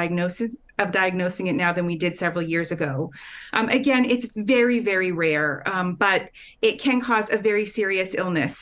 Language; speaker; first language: English; native; English